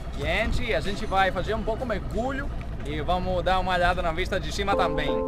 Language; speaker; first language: Portuguese; non-native, learner; Greek